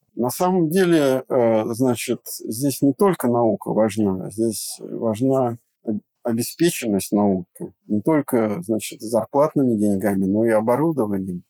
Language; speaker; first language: Russian; native; Russian